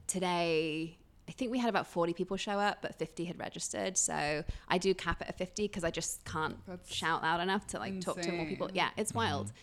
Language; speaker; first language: English; native; English